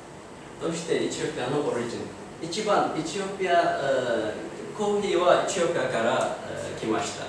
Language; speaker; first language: Japanese; non-native, learner; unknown